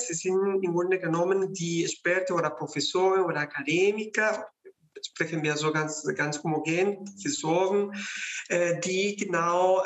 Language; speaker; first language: German; non-native, fluent; Spanish